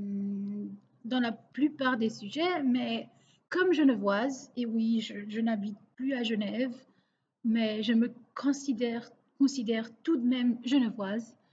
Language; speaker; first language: French; non-native, local second language; Portuguese